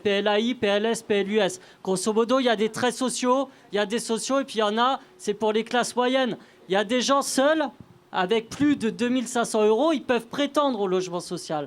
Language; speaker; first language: French; native; French